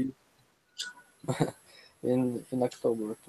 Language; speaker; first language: English; non-native, learner; Russian